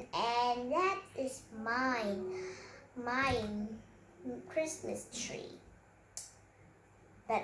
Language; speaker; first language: English; non-native, learner; Vietnamese